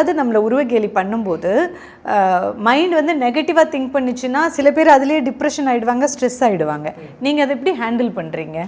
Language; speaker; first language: Tamil; native; Tamil